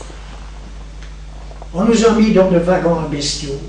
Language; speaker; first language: French; native; French